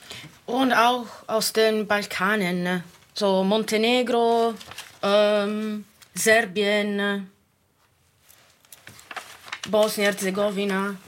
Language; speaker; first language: German; non-native, fluent; Italian